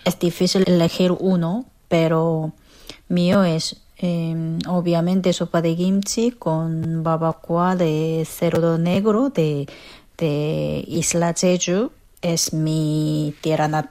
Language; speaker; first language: Spanish; non-native, learner; Korean